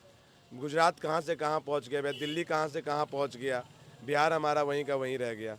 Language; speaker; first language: Hindi; native; Hindi